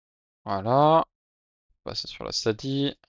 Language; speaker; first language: French; native; French